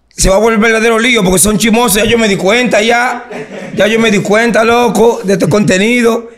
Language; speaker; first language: Spanish; native; Spanish